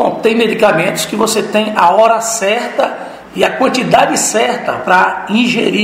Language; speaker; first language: Portuguese; native; Portuguese